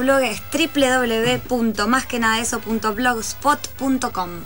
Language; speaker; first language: Spanish; native; Spanish